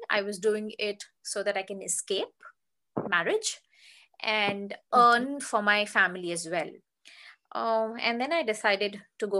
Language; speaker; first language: English; non-native, local second language; Hindi